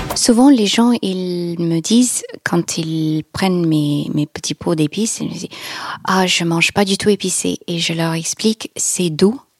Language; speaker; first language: French; non-native, fluent; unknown